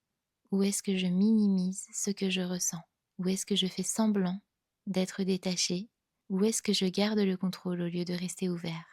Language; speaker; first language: French; native; French